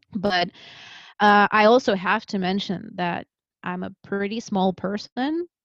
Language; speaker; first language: English; early bilingual, other home language; Russian